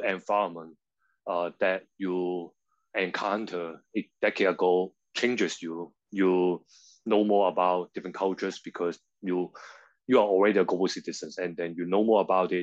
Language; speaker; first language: English; non-native, local second language; Cantonese